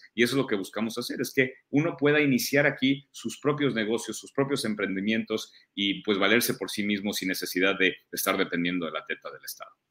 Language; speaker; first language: Spanish; early bilingual, heritage; German